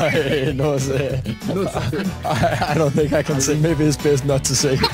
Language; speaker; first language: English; non-native, fluent; Danish